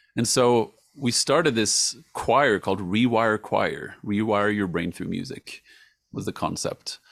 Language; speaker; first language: English; non-native, fluent; Swedish